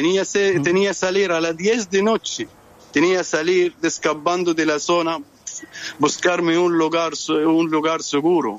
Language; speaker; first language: Spanish; non-native, fluent; Arabic